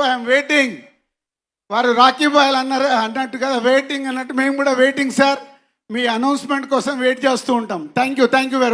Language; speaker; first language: Telugu; native; Telugu